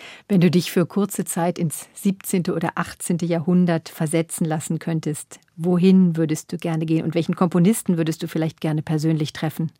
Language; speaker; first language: German; native; German